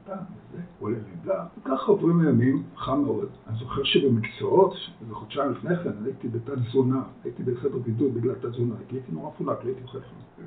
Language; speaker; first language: Hebrew; early bilingual, other home language; Dutch